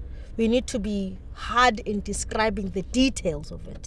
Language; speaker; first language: English; non-native, local second language; Xhosa